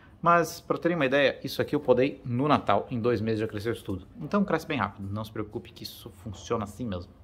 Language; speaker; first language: Portuguese; native; Portuguese